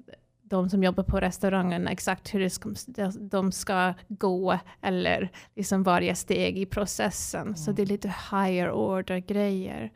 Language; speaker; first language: Swedish; non-native, fluent; English